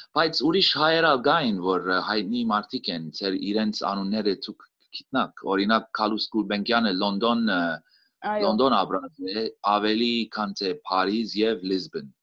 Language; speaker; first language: Armenian; early bilingual, heritage; Armenian